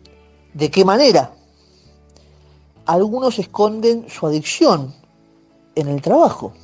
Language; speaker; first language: Spanish; native; Spanish